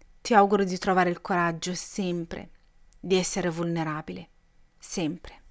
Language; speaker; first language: Italian; native; Italian